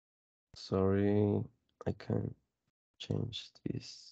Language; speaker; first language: English; non-native, fluent; Spanish